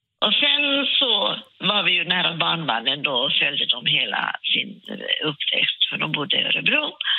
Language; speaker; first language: Swedish; non-native, local second language; Finnish